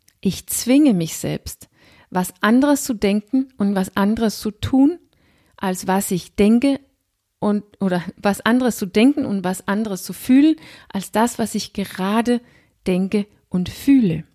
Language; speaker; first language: German; non-native, fluent; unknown